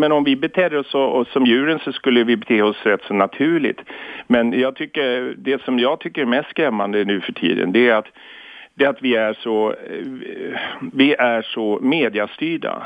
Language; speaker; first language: Swedish; native; Swedish